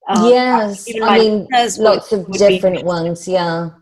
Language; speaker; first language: English; native; English